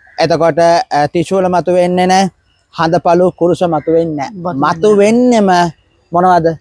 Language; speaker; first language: Sinhala; native; Sinhala